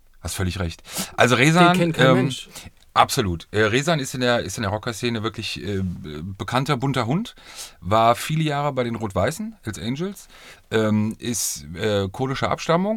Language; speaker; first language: German; native; German